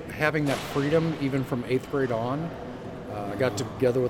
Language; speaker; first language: English; native; English